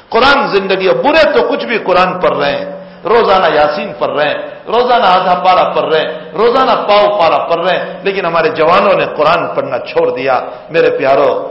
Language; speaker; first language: Urdu; non-native, local second language; Gujarati